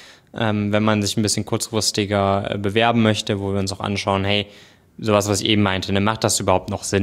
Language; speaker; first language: German; native; German